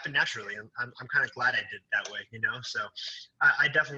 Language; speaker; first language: English; native; English